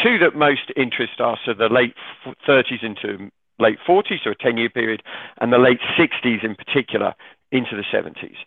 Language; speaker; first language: English; native; English